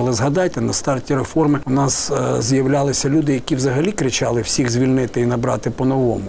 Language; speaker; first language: Ukrainian; native; Ukrainian